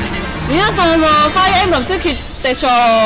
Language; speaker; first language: Japanese; non-native, learner; Cantonese